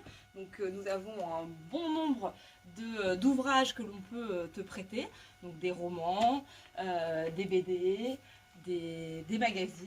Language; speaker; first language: French; native; French